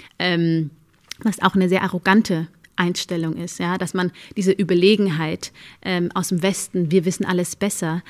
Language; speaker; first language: German; early bilingual, other home language; Amharic